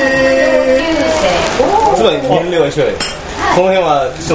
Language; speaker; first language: Japanese; native; Japanese